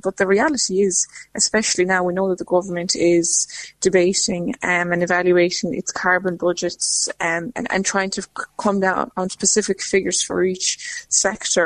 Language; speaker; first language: English; non-native, fluent; Lithuanian